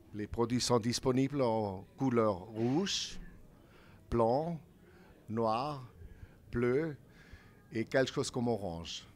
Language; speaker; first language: French; non-native, learner; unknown